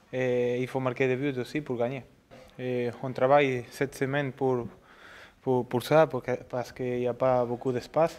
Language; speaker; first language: French; non-native, learner; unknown